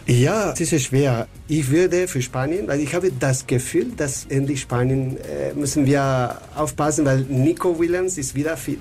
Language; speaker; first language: German; non-native, fluent; Spanish